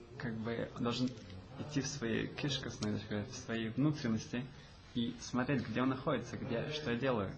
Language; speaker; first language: Russian; early bilingual, heritage; Russian